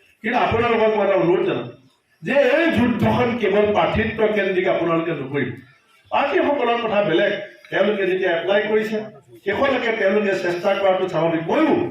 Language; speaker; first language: Assamese; native; Assamese